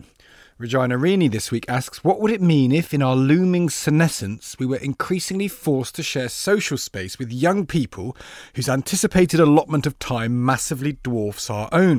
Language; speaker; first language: English; native; English